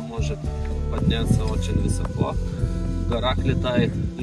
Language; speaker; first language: Russian; non-native, fluent; Lithuanian